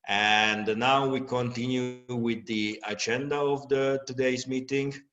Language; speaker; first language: English; non-native, fluent; Hungarian